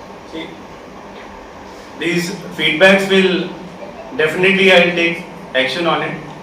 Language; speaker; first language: English; non-native, local second language; Hindi